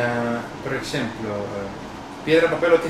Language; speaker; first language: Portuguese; non-native, learner; Spanish